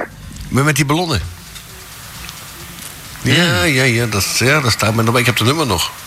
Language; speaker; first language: Dutch; native; Dutch